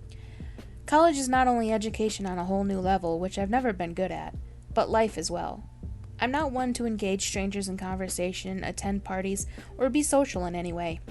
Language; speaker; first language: English; native; English